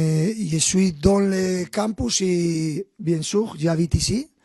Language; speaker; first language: French; non-native, fluent; Spanish